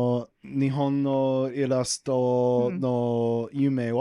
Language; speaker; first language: Japanese; non-native, learner; English